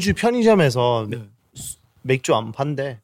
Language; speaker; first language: Korean; early bilingual, heritage; English